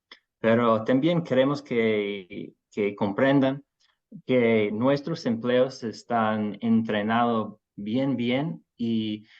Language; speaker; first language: Spanish; non-native, fluent; English